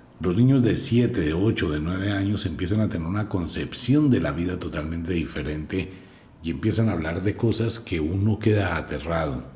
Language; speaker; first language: Spanish; native; Spanish